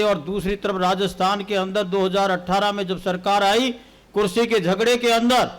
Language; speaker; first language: Hindi; native; Hindi